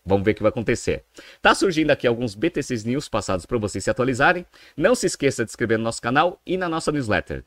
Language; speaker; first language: Portuguese; native; Portuguese